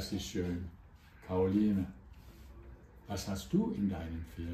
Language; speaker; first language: German; non-native, fluent; Danish